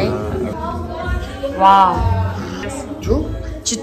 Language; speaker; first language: English; non-native, learner; Korean